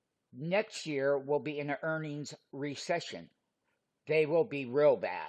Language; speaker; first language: English; native; English